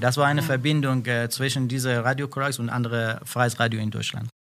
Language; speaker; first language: German; non-native, learner; Persian